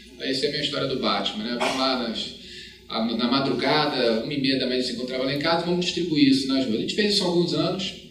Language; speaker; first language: Portuguese; native; Portuguese